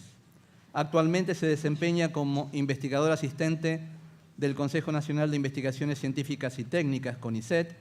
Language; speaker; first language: Spanish; native; Spanish